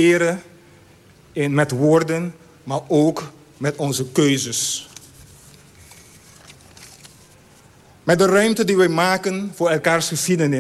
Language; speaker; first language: Dutch; non-native, fluent; Papiamento